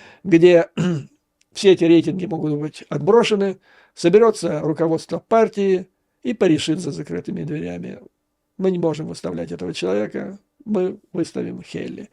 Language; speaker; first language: Russian; native; Russian